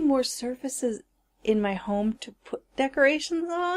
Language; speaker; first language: English; native; English